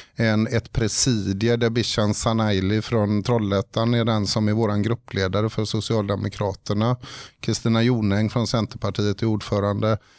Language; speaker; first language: Swedish; native; Swedish